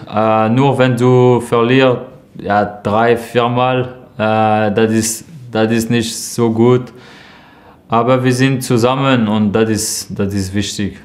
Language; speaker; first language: German; non-native, learner; French